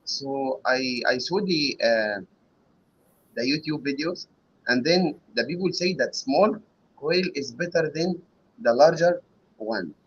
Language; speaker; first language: English; non-native, learner; Arabic